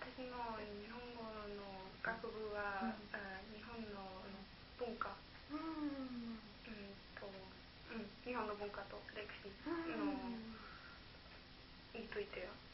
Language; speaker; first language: Japanese; non-native, learner; German